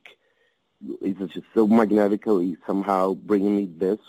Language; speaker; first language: English; non-native, fluent; Portuguese